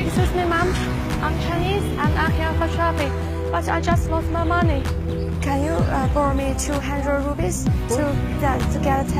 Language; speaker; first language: English; non-native, learner; Chinese